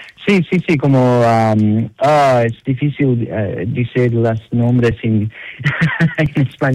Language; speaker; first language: Spanish; non-native, learner; English